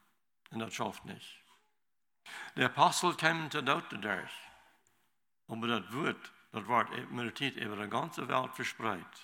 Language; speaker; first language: German; non-native, learner; Low German